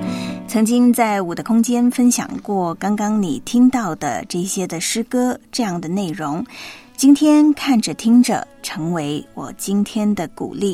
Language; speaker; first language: Chinese; native; Chinese